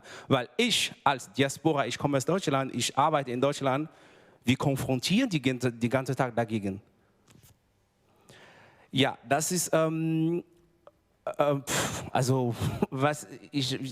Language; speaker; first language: German; non-native, fluent; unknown